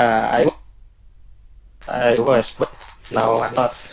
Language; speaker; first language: English; non-native, learner; Indonesian